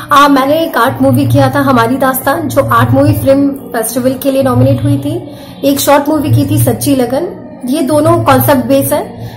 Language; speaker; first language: Hindi; native; Hindi